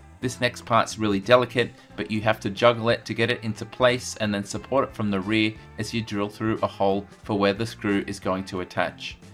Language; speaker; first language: English; native; English